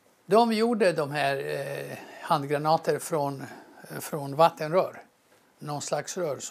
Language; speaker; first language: Swedish; non-native, fluent; Croatian